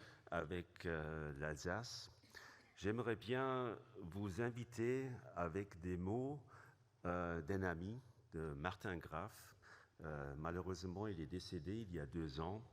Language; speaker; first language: French; non-native, fluent; German